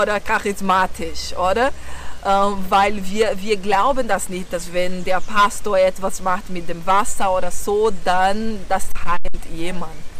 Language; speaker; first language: German; non-native, learner; Portuguese